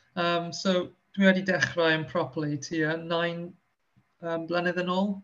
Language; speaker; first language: Welsh; non-native, local second language; English